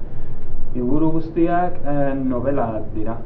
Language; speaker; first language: Basque; non-native, learner; Catalan